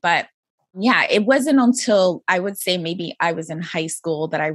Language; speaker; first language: English; native; English